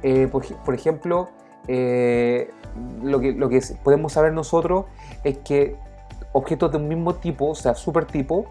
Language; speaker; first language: Spanish; native; Spanish